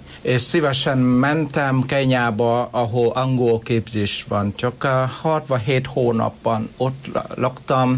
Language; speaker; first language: Hungarian; non-native, fluent; Vietnamese